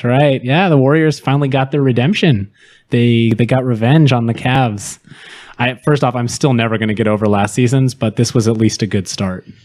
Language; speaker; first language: English; native; English